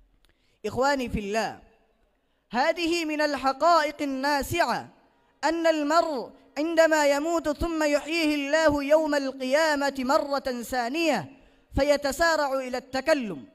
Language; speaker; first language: Arabic; non-native, learner; Bangla